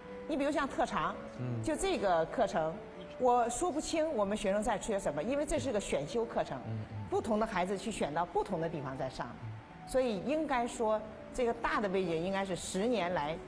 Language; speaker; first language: Chinese; native; Chinese